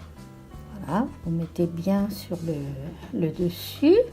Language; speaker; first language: French; native; French